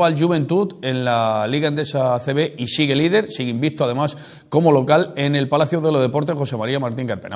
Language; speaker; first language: Spanish; native; Spanish